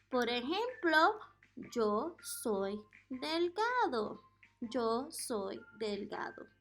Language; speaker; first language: Spanish; non-native, fluent; English